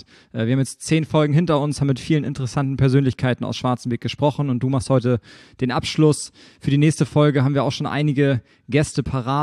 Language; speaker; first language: German; native; German